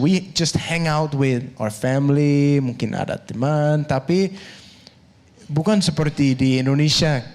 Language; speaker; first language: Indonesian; non-native, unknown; Danish